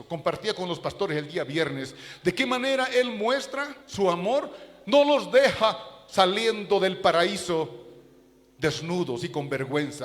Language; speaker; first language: Spanish; native; Spanish